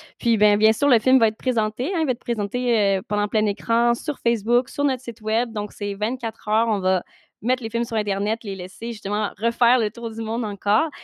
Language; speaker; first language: French; native; French